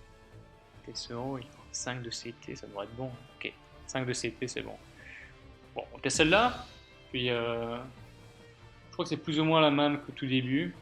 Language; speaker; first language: French; native; French